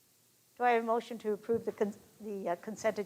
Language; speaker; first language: English; native; English